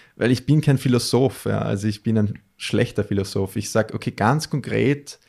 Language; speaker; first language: German; native; German